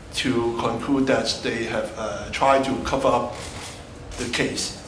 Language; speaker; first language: English; non-native, local second language; Cantonese